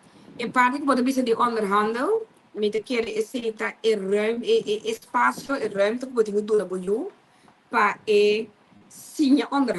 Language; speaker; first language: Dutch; non-native, local second language; Papiamento